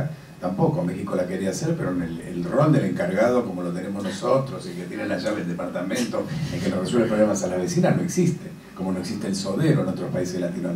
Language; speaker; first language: Spanish; native; Spanish